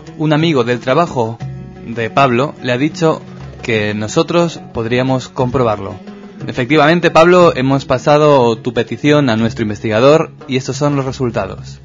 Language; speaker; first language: Spanish; native; Spanish